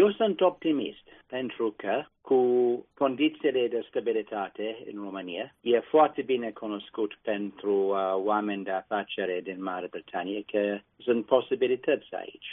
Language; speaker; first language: Romanian; non-native, fluent; English